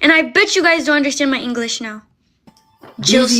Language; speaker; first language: English; early bilingual, other home language; Amharic